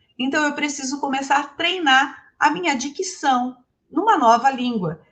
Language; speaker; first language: Portuguese; native; Portuguese